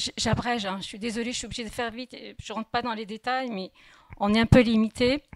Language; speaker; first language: French; early bilingual, other home language; Kabyle